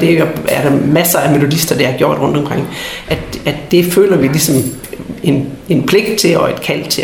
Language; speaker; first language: Danish; native; Danish